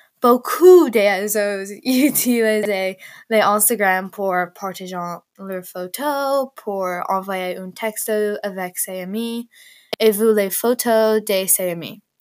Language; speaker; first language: French; non-native, learner; English